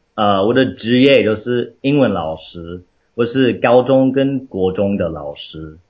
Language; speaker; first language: Chinese; non-native, fluent; English